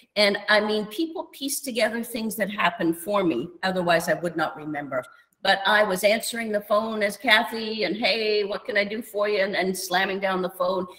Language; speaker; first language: English; native; English